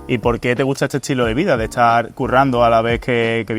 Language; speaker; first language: Spanish; native; Spanish